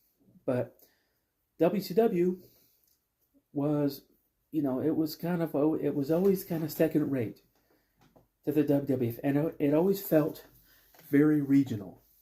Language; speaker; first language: English; native; English